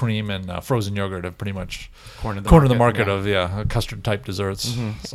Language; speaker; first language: English; native; English